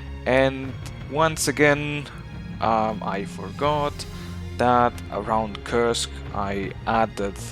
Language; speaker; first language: English; non-native, fluent; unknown